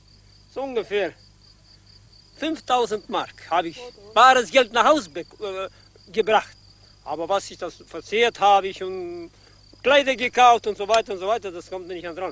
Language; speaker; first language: German; non-native, learner; Croatian